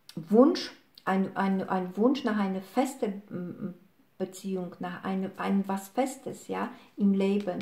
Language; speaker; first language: German; non-native, fluent; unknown